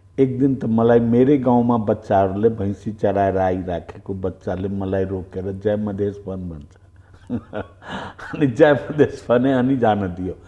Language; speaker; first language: Nepali; non-native, local second language; Bhojpuri